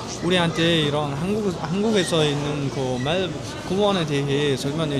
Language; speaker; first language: Korean; non-native, fluent; Mongolian